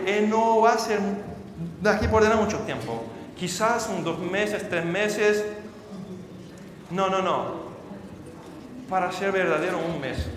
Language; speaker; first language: Spanish; non-native, fluent; Portuguese